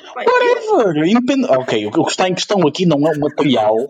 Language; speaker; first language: Portuguese; non-native, fluent; Ukrainian